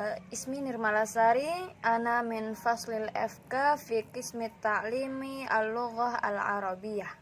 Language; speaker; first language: Arabic; non-native, learner; Indonesian